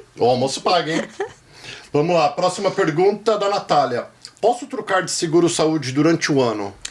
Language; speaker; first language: Portuguese; native; Portuguese